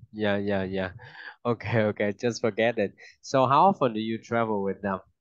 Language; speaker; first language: English; non-native, fluent; Vietnamese